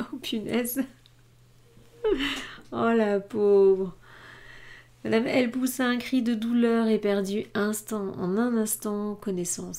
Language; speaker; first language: French; native; French